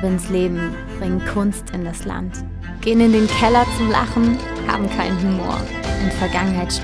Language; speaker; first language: German; native; German